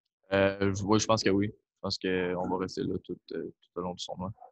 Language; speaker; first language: French; native; French